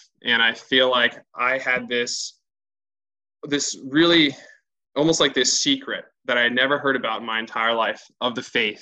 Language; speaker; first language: English; native; English